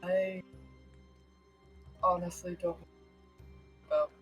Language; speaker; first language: English; native; English